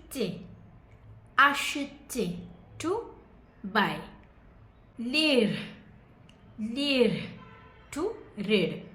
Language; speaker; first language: English; non-native, fluent; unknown